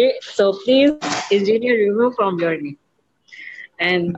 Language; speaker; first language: English; non-native, learner; Urdu